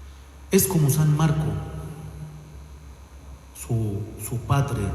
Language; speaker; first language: Spanish; non-native, fluent; Arabic